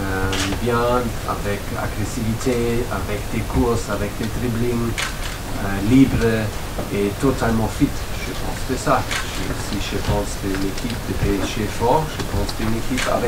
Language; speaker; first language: French; non-native, learner; German